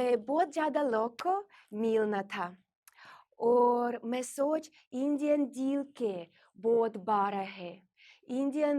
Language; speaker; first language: Hindi; non-native, learner; Russian